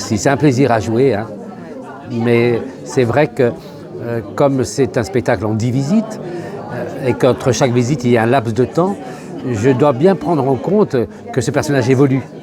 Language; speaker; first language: French; native; French